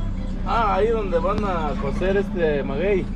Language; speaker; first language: Spanish; native; Spanish